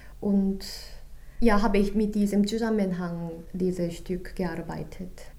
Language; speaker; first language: German; non-native, fluent; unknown